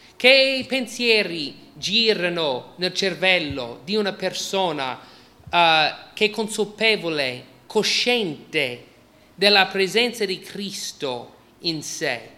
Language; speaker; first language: Italian; non-native, fluent; English